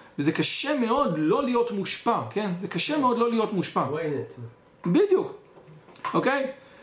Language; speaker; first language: Hebrew; native; Hebrew